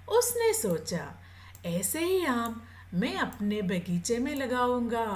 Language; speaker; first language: Hindi; non-native, local second language; Malayalam